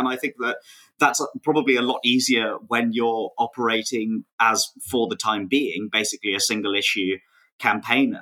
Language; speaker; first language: English; native; English